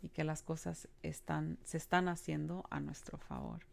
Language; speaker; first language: Spanish; early bilingual, other home language; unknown